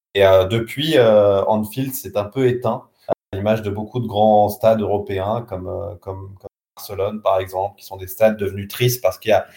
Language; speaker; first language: French; native; French